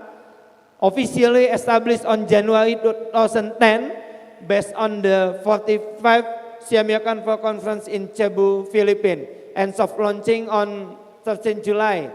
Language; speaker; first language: English; non-native, fluent; Indonesian